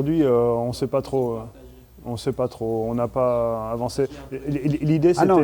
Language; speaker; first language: French; native; French